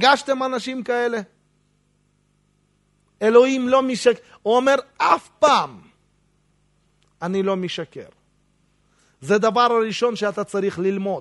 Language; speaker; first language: Hebrew; non-native, fluent; Russian